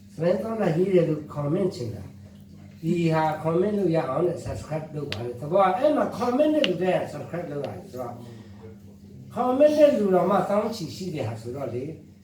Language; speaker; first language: Burmese; non-native, local second language; Hakha Chin